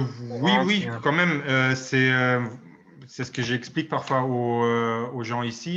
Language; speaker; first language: French; non-native, fluent; German